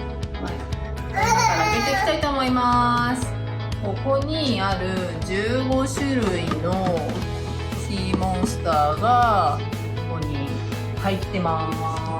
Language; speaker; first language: Japanese; native; Japanese